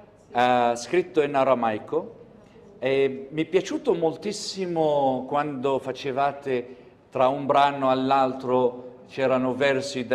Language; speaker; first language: Italian; non-native, fluent; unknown